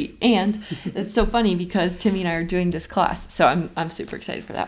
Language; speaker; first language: English; native; English